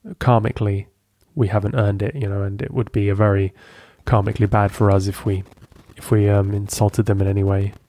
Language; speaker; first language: English; native; English